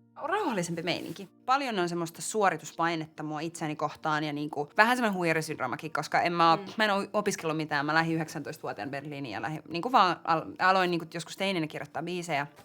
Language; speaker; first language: Finnish; native; Finnish